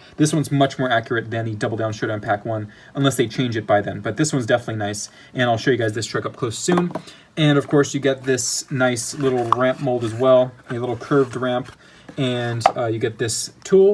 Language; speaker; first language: English; native; English